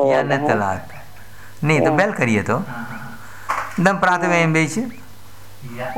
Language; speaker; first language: Dutch; non-native, local second language; Caribbean Hindustani